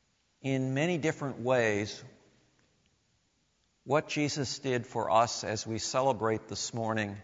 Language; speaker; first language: English; native; English